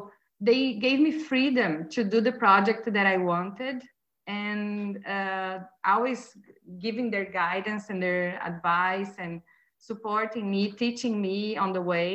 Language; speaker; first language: English; non-native, fluent; Portuguese